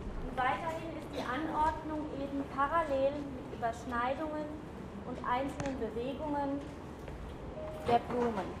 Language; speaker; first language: German; native; German